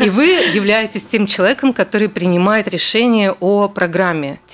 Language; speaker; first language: Russian; native; Russian